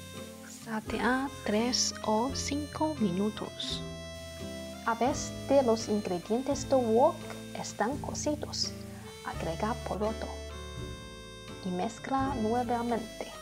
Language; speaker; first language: Spanish; non-native, learner; Chinese